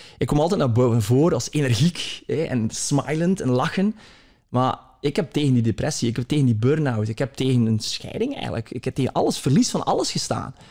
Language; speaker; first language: Dutch; native; Dutch